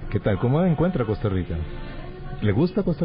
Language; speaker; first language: Spanish; native; Spanish